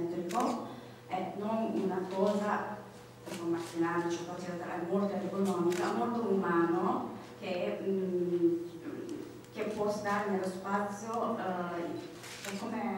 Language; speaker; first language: Italian; non-native, fluent; Japanese